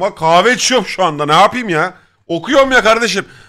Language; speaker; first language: Turkish; native; Turkish